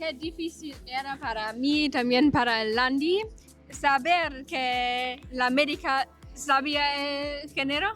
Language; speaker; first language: Spanish; non-native, fluent; German